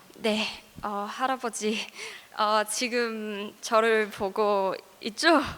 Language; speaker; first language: Korean; non-native, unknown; Cantonese